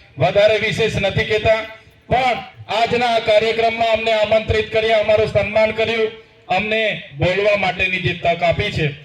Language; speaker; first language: Gujarati; non-native, local second language; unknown